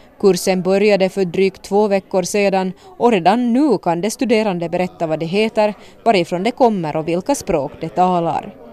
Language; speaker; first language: Swedish; native; Swedish